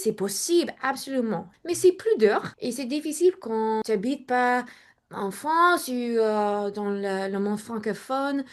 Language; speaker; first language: French; non-native, learner; English